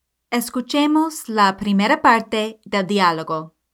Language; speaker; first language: Spanish; non-native, fluent; English